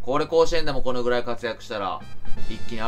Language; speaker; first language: Japanese; native; Japanese